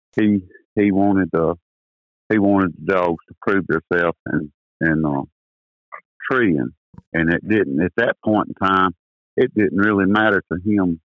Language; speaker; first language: English; native; English